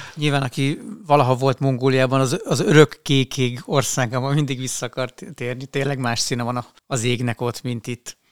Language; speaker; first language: Hungarian; native; Hungarian